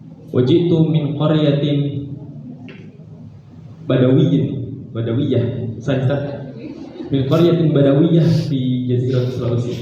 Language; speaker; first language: Arabic; non-native, learner; Indonesian